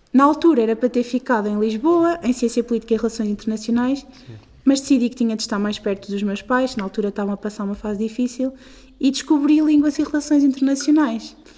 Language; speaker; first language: Portuguese; native; Portuguese